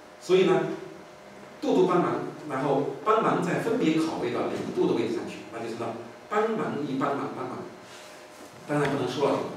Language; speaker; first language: Chinese; native; Chinese